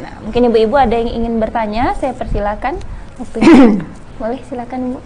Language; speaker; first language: Indonesian; native; Indonesian